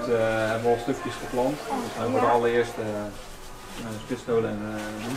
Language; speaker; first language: Dutch; native; Dutch